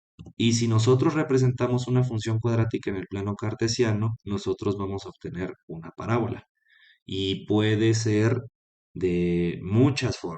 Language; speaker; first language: Spanish; native; Spanish